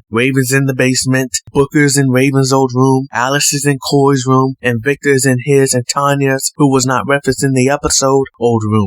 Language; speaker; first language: English; native; English